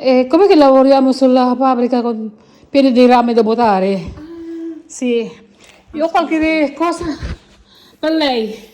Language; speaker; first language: Italian; non-native, learner; Filipino